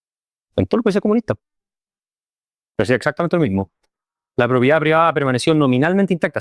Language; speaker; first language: Spanish; native; Spanish